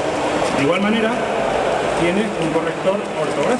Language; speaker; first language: Spanish; native; Spanish